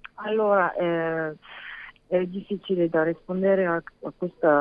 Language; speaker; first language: Italian; non-native, learner; French